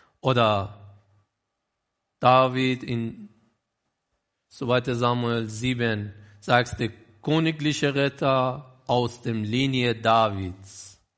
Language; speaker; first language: German; non-native, learner; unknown